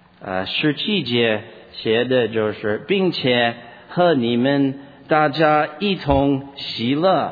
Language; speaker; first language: Chinese; non-native, fluent; English